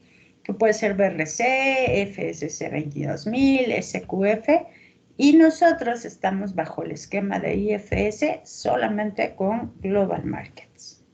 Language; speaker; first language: Spanish; native; Spanish